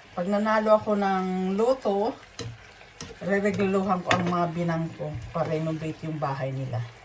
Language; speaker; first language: Filipino; non-native, local second language; Waray